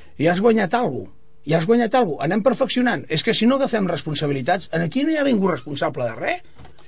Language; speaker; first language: Catalan; non-native, local second language; Spanish